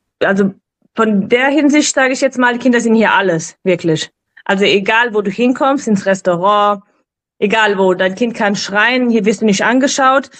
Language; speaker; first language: German; native; German